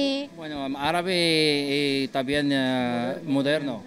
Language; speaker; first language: Spanish; non-native, fluent; Arabic